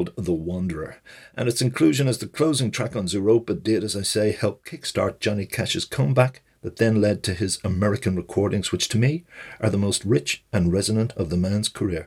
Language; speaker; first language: English; native; English